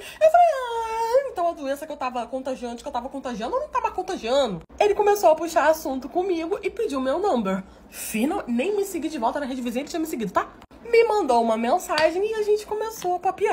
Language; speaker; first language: Portuguese; native; Portuguese